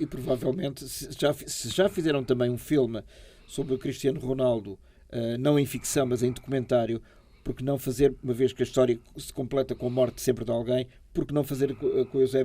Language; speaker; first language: Portuguese; native; Portuguese